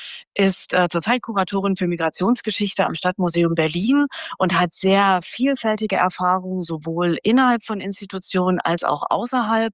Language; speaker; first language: German; native; German